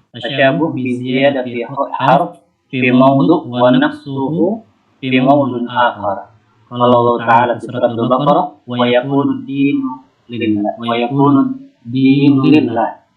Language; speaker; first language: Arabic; non-native, learner; Indonesian